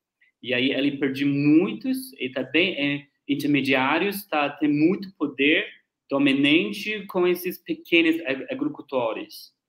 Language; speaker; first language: Portuguese; non-native, learner; Chinese